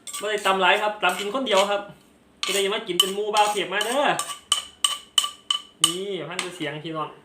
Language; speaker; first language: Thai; non-native, local second language; Lao